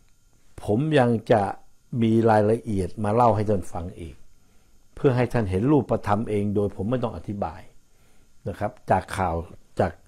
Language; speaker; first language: Thai; native; Thai